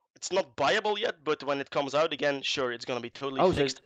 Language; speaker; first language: English; non-native, fluent; Dutch